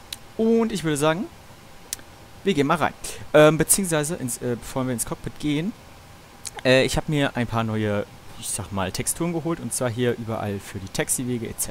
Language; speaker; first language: German; native; German